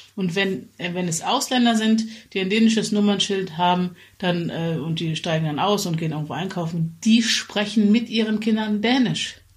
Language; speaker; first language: German; native; German